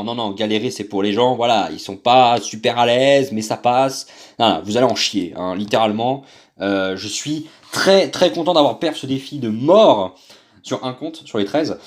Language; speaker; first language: French; native; French